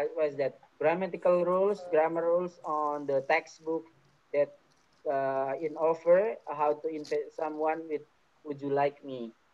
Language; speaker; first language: English; non-native, fluent; Indonesian